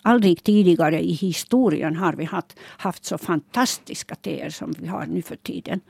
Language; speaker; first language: Swedish; non-native, local second language; Finnish